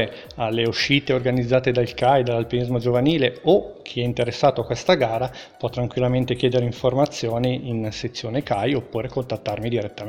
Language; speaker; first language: Italian; native; Italian